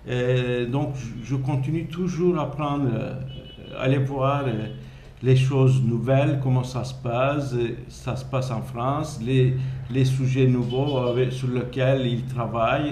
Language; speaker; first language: French; non-native, fluent; Turkish